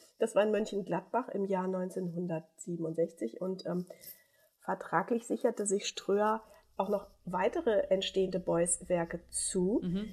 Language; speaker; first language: German; native; German